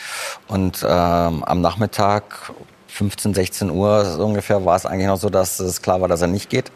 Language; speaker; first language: German; native; German